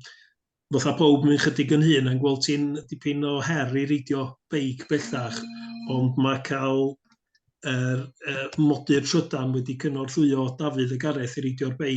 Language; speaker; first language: Welsh; native; Welsh